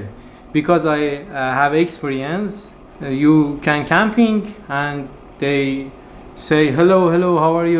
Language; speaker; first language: English; non-native, learner; Persian